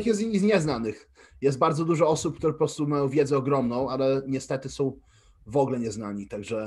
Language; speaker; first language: Polish; early bilingual, heritage; Polish